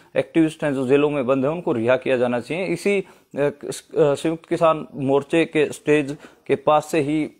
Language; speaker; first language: Hindi; native; Hindi